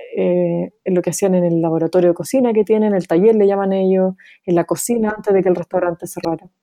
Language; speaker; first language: Spanish; native; Spanish